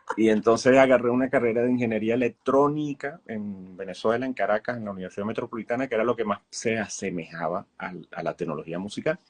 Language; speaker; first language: Spanish; native; Spanish